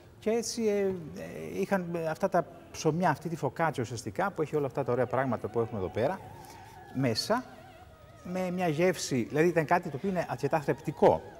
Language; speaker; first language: Greek; non-native, fluent; Italian